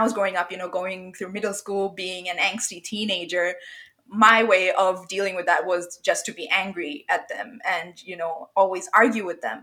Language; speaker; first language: English; non-native, local second language; Bangla